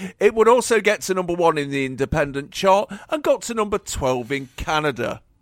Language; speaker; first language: English; native; English